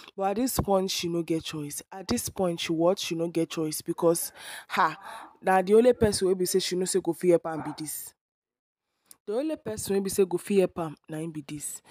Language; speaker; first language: Nigerian Pidgin; non-native, local second language; Yoruba